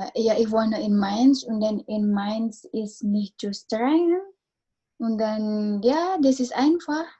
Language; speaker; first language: German; non-native, learner; Indonesian